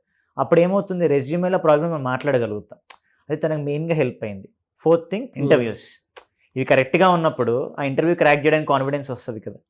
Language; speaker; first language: Telugu; native; Telugu